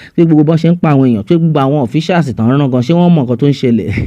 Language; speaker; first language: English; non-native, local second language; Yoruba